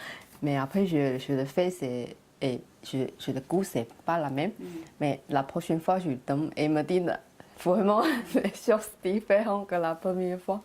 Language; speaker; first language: French; non-native, learner; Chinese